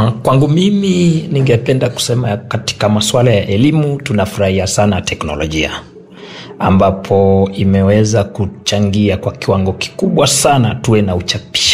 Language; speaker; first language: Swahili; non-native, local second language; Kalenjin